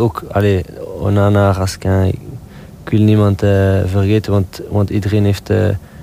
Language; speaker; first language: Dutch; non-native, local second language; French